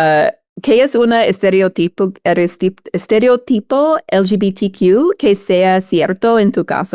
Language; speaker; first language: Spanish; non-native, fluent; English